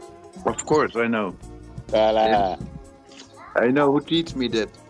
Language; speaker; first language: English; non-native, fluent; Dutch